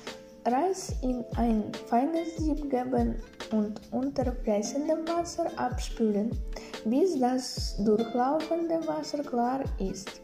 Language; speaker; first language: German; non-native, learner; Russian